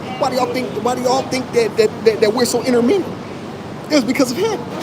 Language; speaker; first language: English; native; English